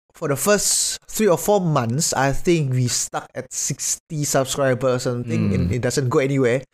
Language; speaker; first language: English; non-native, fluent; Indonesian